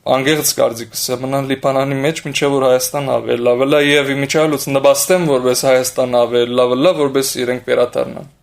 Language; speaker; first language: Armenian; early bilingual, heritage; Armenian